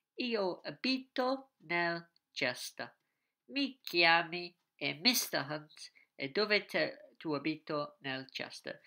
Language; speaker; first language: Italian; non-native, learner; English